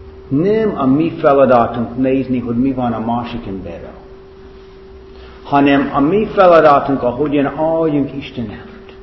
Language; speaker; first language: Hungarian; non-native, fluent; English